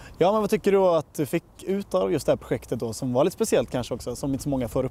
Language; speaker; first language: Swedish; native; Swedish